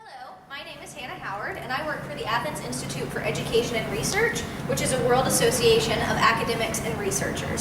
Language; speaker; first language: English; native; English